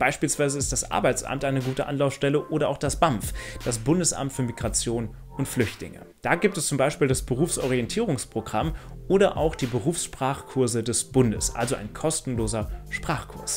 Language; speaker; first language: German; native; German